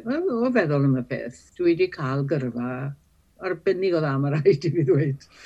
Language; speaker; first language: Welsh; native; Welsh